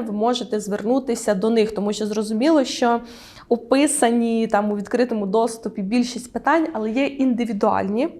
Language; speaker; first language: Ukrainian; native; Ukrainian